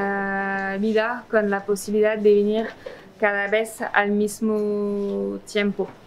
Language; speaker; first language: Spanish; non-native, fluent; French